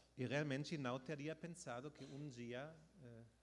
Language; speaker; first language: Portuguese; non-native, fluent; German